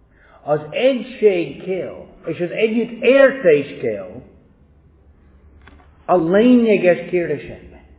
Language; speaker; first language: Hungarian; non-native, fluent; English